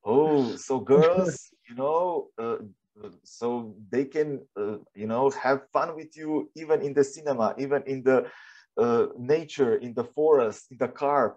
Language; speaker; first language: English; non-native, fluent; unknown